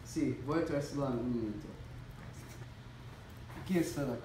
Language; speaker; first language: Spanish; non-native, learner; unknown